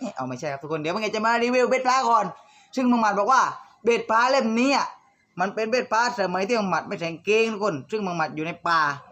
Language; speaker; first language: Thai; native; Thai